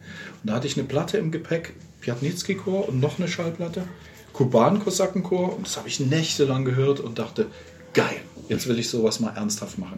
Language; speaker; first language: German; native; German